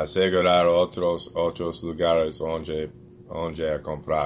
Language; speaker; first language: Portuguese; non-native, fluent; English